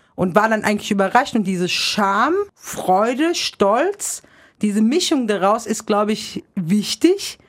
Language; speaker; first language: German; native; German